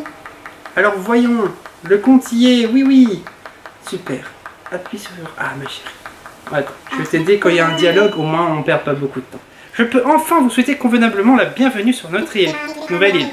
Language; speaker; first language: French; native; French